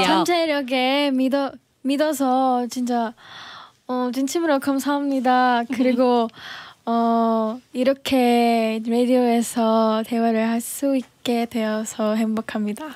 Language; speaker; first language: Korean; non-native, learner; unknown